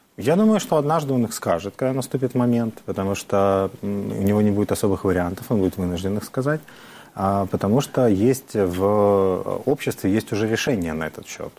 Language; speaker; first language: Russian; native; Russian